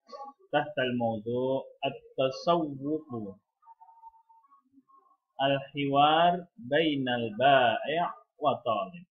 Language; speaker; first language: Arabic; non-native, fluent; Indonesian